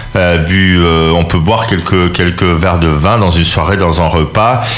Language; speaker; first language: French; early bilingual, other home language; Spanish